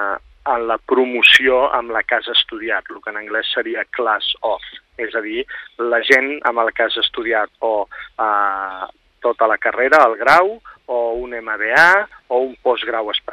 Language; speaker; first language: Catalan; native; Catalan